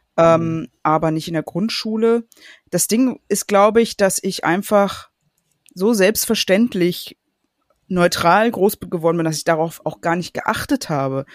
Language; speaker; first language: German; native; German